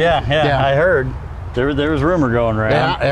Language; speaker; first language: English; native; English